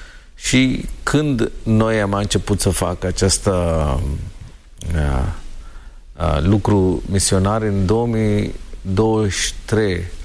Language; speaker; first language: Romanian; non-native, learner; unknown